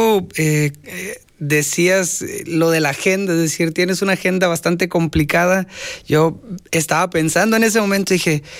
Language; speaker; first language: Spanish; native; Spanish